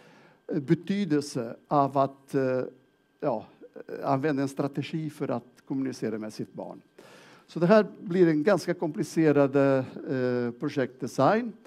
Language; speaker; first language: Swedish; non-native, fluent; Portuguese